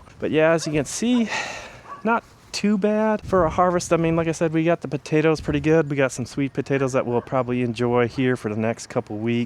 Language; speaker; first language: English; native; English